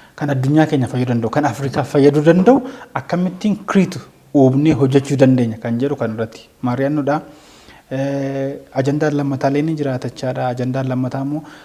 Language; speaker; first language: Oromo; native; Oromo